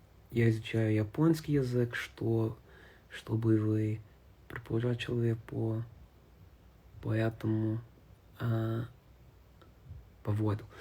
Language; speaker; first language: Russian; non-native, learner; English